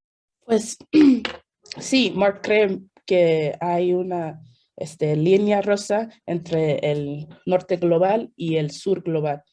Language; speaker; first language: Spanish; non-native, fluent; English